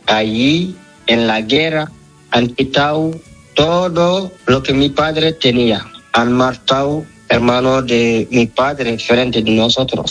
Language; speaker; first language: Spanish; non-native, learner; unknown